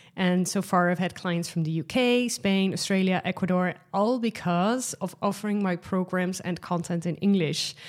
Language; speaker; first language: English; non-native, fluent; Dutch